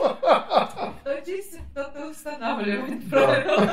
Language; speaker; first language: Russian; native; Russian